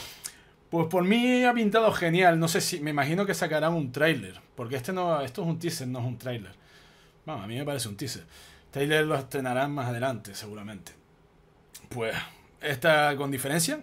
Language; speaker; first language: Spanish; native; Spanish